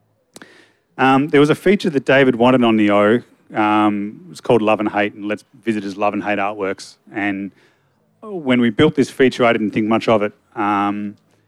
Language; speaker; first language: English; native; English